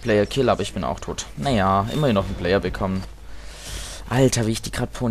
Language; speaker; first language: German; native; German